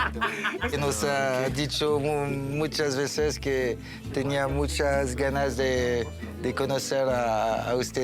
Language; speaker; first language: Spanish; non-native, learner; French